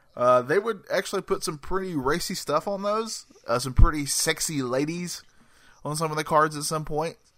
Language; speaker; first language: English; native; English